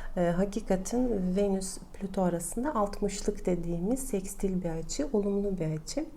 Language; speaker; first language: Turkish; non-native, fluent; Russian